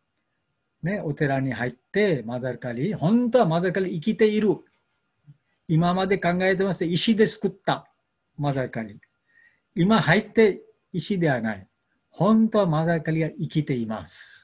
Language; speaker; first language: Japanese; non-native, learner; Bangla